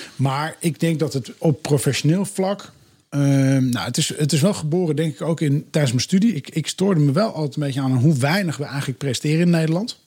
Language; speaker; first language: Dutch; native; Dutch